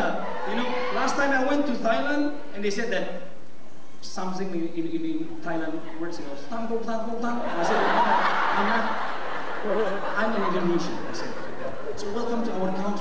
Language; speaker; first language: English; non-native, fluent; Indonesian